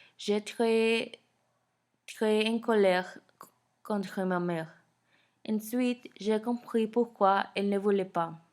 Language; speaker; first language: French; non-native, learner; Spanish